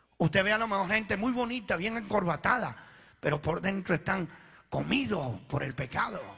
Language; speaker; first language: Spanish; early bilingual, other home language; Italian